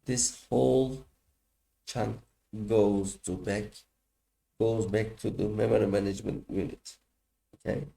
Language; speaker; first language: English; non-native, fluent; Turkish